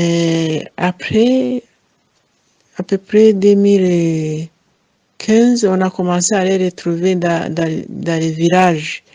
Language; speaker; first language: French; non-native, fluent; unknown